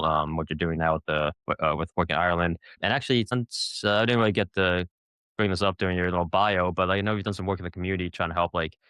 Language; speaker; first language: English; native; English